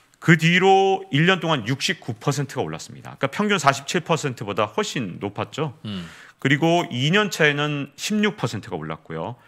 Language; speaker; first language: Korean; native; Korean